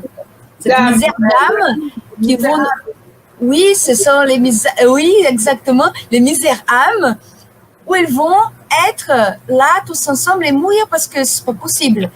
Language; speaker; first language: French; non-native, fluent; Portuguese